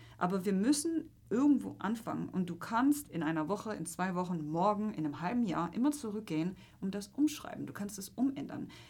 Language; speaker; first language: German; non-native, fluent; Polish